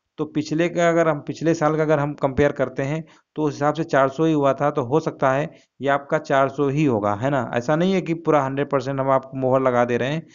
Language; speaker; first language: Hindi; native; Hindi